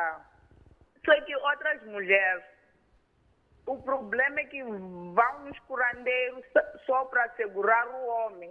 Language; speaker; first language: Portuguese; non-native, local second language; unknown